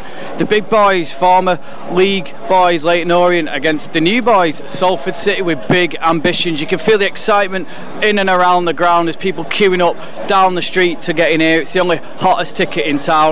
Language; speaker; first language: English; native; English